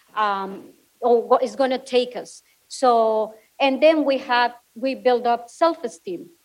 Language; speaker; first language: English; non-native, fluent; Spanish